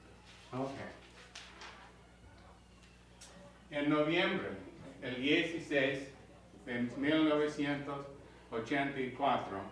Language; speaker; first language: Spanish; non-native, learner; English